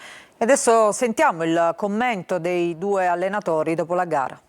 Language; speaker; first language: Italian; native; Italian